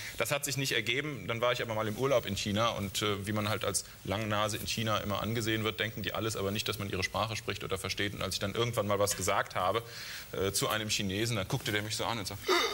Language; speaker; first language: German; native; German